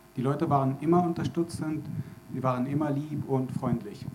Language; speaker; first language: German; non-native, fluent; Arabic